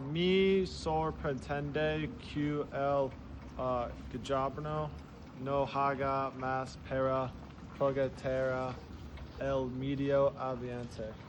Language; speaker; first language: Spanish; non-native, learner; English